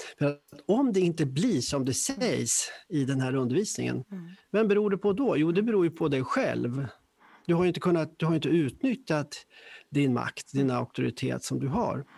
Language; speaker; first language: Swedish; native; Swedish